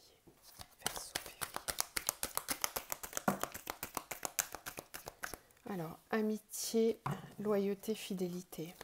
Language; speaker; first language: French; native; French